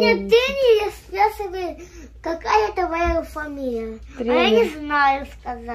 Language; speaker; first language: Russian; early bilingual, heritage; Russian